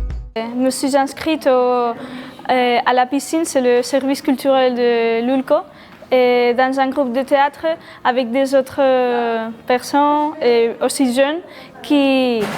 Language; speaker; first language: French; non-native, learner; Spanish